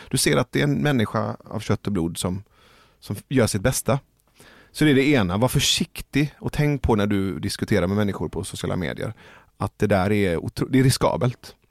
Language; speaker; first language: Swedish; early bilingual, other home language; Persian